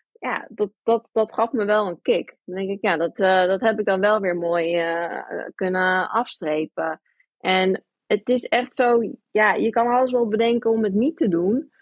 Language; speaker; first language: Dutch; early bilingual, heritage; Dutch